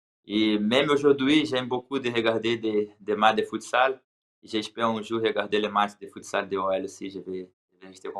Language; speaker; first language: French; non-native, learner; Portuguese